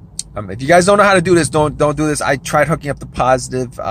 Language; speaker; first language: English; native; English